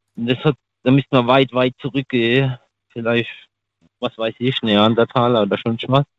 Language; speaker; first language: German; native; German